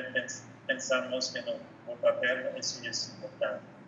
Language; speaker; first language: Spanish; non-native, fluent; French